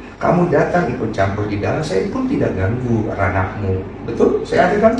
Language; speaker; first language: Indonesian; native; Indonesian